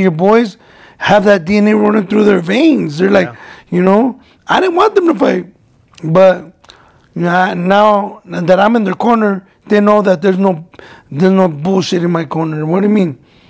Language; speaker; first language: English; early bilingual, other home language; Spanish